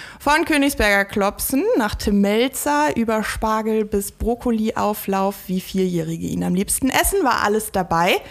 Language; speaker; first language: German; native; German